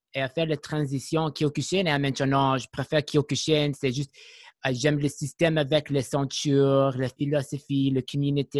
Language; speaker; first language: French; non-native, learner; English